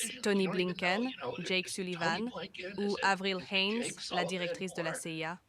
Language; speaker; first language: French; native; French